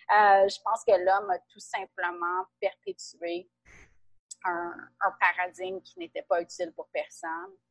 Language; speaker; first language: French; native; French